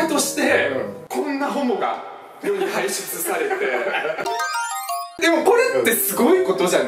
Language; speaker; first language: Japanese; early bilingual, other home language; Russian